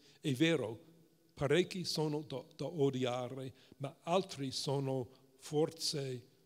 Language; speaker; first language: Italian; non-native, fluent; English